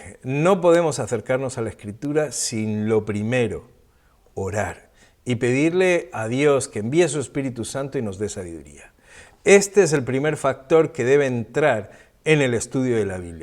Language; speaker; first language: Spanish; native; Spanish